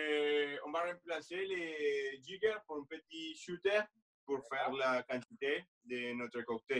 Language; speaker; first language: French; non-native, fluent; Spanish